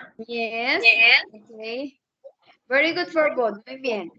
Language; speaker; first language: English; non-native, learner; Spanish